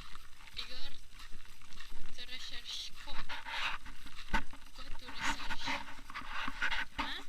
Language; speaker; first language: English; non-native, learner; Indonesian